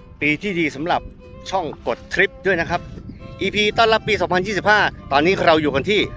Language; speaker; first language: Thai; native; Thai